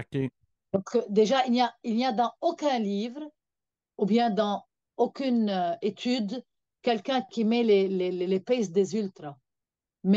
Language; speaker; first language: French; non-native, local second language; Arabic